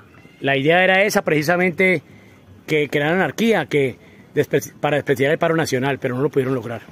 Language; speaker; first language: Spanish; native; Spanish